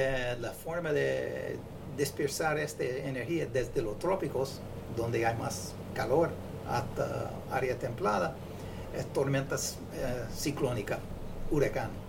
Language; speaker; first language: Spanish; non-native, fluent; English